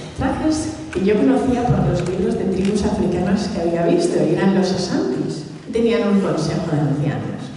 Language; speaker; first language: Spanish; early bilingual, other home language; Catalan